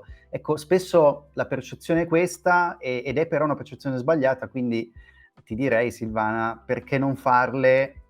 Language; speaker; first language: Italian; native; Italian